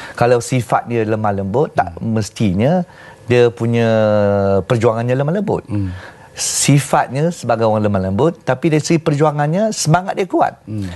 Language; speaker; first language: Malay; non-native, local second language; Chinese